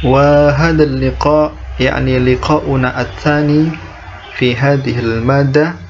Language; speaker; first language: Arabic; non-native, fluent; Indonesian